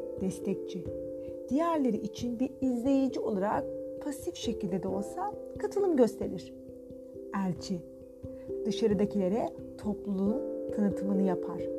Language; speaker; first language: Turkish; native; Turkish